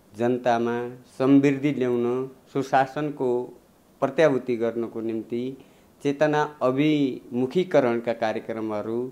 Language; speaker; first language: Nepali; native; Nepali